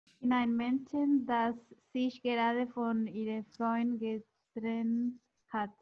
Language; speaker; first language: German; non-native, learner; Spanish